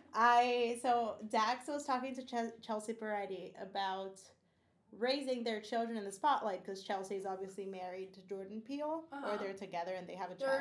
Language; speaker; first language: English; non-native, fluent; Portuguese